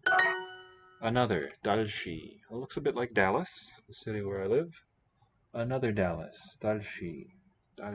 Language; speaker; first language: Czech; non-native, learner; English